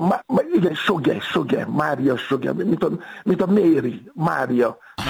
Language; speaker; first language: Hungarian; non-native, fluent; Yoruba